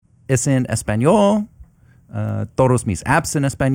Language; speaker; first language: Spanish; non-native, learner; English